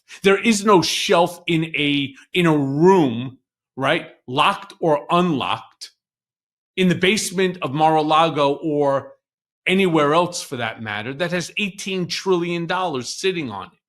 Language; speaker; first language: English; native; English